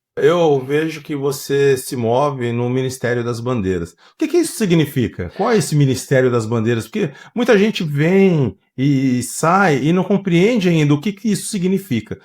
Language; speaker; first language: Portuguese; native; Portuguese